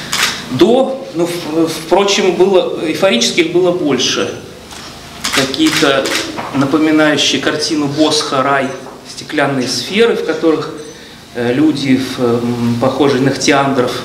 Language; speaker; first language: Russian; native; Russian